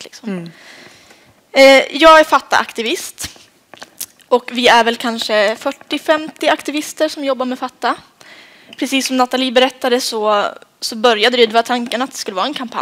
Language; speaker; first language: Swedish; native; Swedish